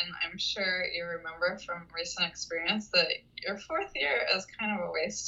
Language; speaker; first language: English; native; English